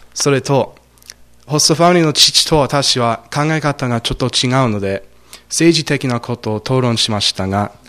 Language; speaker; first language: Japanese; non-native, fluent; English